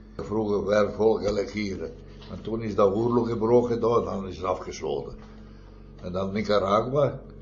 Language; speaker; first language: Dutch; non-native, fluent; Italian